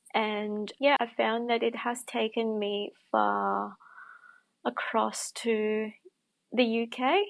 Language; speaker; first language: English; non-native, fluent; Indonesian